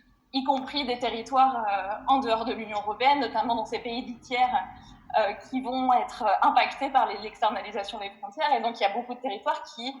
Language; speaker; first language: French; native; French